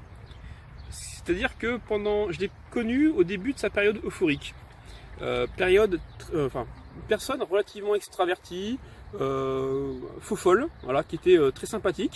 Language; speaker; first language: French; native; French